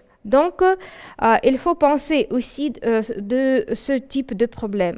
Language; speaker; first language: French; non-native, fluent; Russian